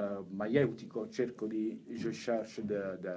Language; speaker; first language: French; non-native, learner; Italian